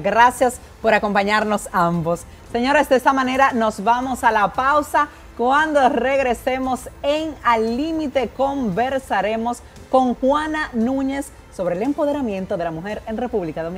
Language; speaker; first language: Spanish; native; Spanish